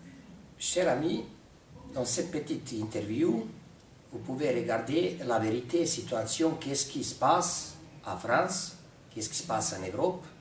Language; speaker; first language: French; non-native, fluent; Serbian